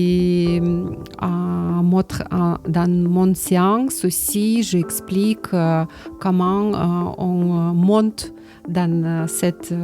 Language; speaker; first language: French; non-native, learner; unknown